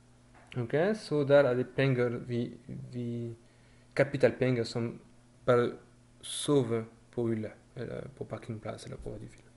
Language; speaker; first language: Norwegian; non-native, fluent; French